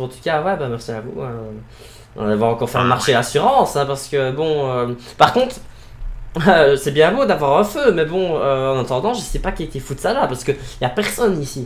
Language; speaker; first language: French; native; French